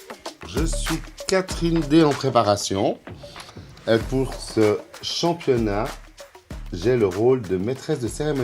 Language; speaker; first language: French; native; French